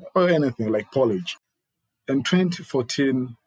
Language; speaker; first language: English; non-native, local second language; Ganda